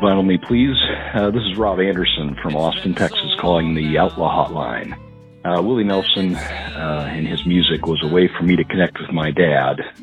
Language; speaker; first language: English; native; English